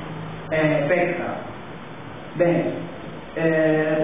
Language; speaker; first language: Catalan; non-native, learner; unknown